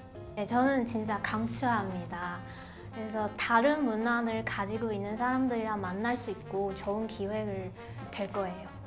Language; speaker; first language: Korean; non-native, fluent; Chinese